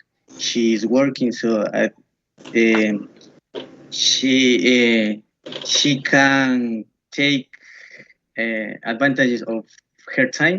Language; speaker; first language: English; non-native, learner; Spanish